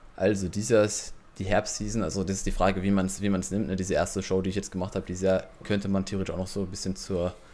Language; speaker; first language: German; native; German